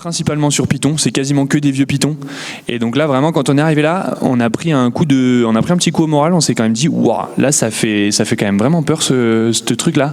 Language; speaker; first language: French; native; French